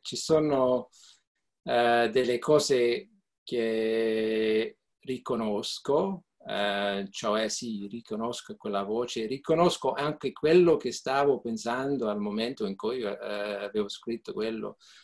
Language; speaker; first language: Italian; early bilingual, heritage; Italian